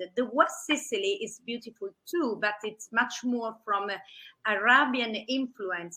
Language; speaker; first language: English; non-native, fluent; Italian